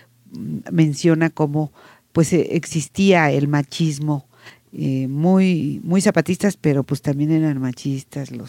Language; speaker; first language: Spanish; native; Spanish